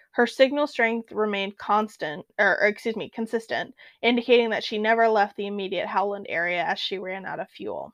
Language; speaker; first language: English; native; English